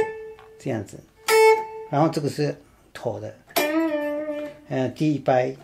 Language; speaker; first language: Chinese; non-native, fluent; Japanese